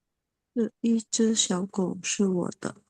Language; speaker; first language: Chinese; non-native, learner; Indonesian